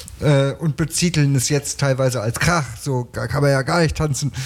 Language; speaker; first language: German; native; German